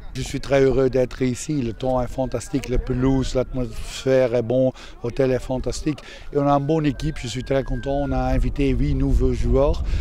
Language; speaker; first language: French; non-native, fluent; Dutch